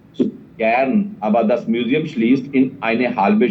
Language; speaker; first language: German; non-native, fluent; Urdu